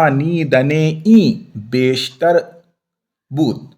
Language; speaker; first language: Persian; non-native, fluent; Urdu